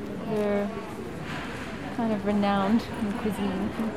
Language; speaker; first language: English; native; English